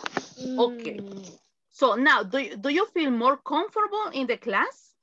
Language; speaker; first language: English; non-native, fluent; Spanish